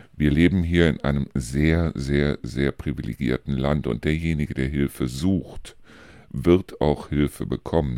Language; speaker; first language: German; native; German